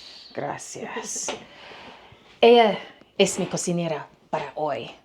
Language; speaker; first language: Spanish; non-native, learner; English